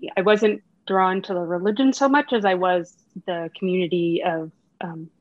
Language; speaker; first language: English; native; English